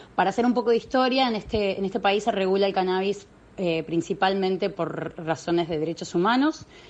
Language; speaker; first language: Spanish; native; Spanish